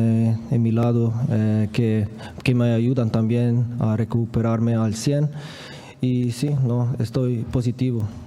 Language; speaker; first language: Spanish; non-native, learner; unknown